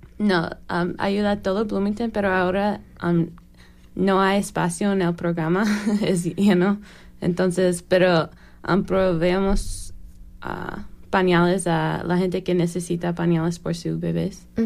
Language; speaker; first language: Spanish; non-native, learner; English